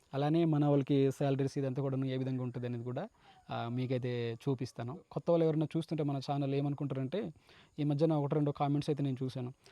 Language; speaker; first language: Telugu; native; Telugu